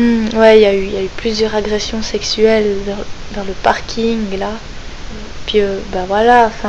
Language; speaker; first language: French; native; French